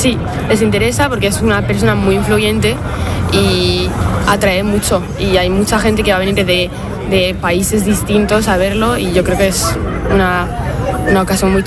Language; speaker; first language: Spanish; non-native, fluent; French